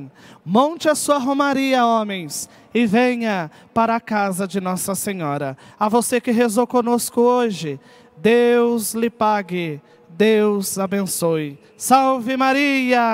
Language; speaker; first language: Portuguese; native; Portuguese